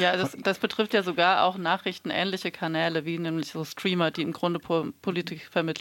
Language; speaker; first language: German; native; German